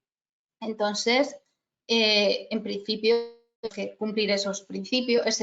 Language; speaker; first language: Spanish; native; Spanish